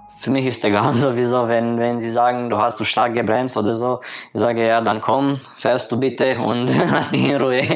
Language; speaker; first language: German; non-native, learner; Romanian